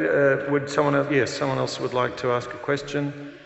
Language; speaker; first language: English; native; English